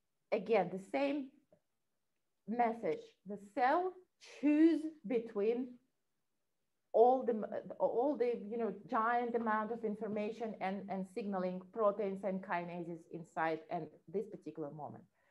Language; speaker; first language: English; non-native, fluent; Russian